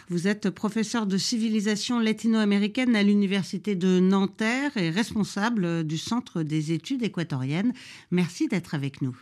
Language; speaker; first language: French; native; French